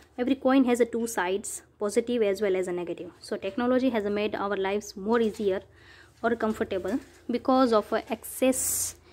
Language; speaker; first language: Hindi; non-native, local second language; Gujarati